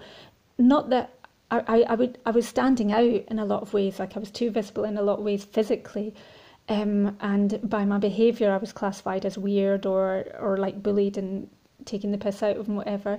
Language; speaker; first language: English; native; English